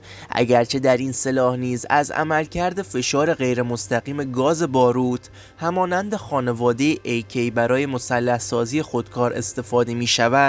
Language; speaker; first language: Persian; native; Persian